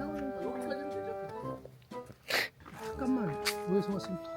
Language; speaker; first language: Korean; native; Korean